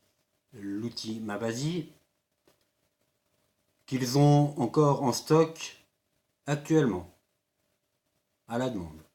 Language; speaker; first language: French; native; French